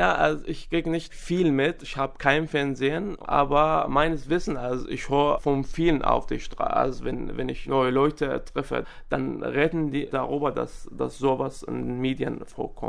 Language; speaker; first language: German; non-native, fluent; Arabic